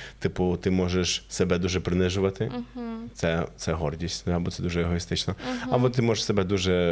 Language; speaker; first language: Ukrainian; non-native, fluent; English